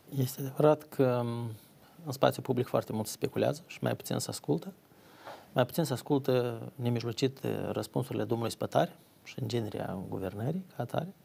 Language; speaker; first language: Romanian; native; Romanian